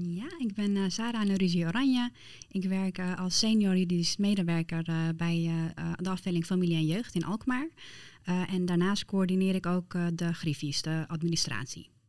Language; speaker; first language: Dutch; early bilingual, other home language; Persian